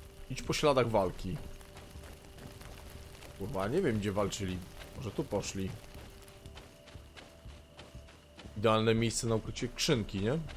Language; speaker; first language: Polish; native; Polish